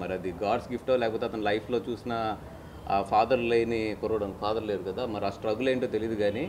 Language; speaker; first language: Telugu; native; Telugu